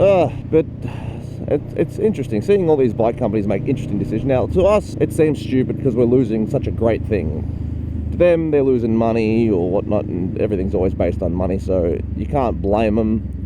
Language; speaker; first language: English; native; English